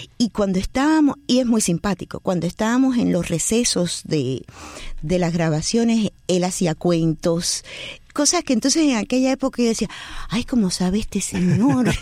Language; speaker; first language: Spanish; native; Spanish